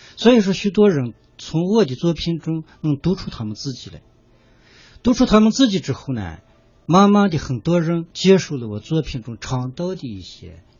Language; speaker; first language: Chinese; native; Chinese